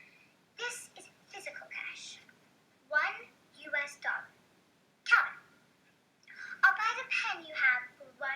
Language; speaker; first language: English; native; English